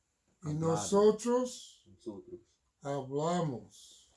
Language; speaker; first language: Spanish; non-native, learner; English